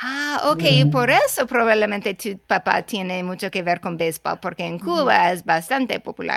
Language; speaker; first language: Spanish; non-native, fluent; English